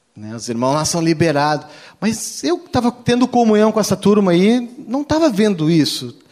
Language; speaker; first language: Portuguese; native; Portuguese